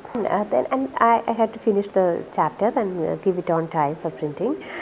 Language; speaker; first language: English; non-native, local second language; Malayalam